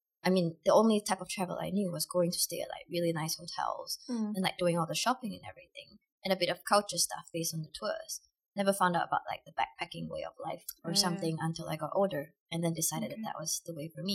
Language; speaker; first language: English; native; English